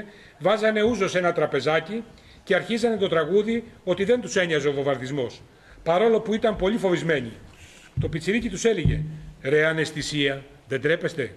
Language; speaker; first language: Greek; native; Greek